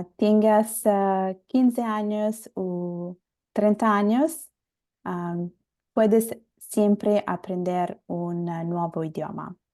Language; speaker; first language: Spanish; non-native, learner; Bangla